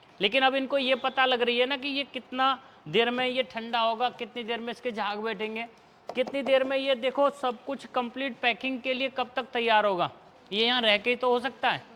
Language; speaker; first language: Hindi; native; Hindi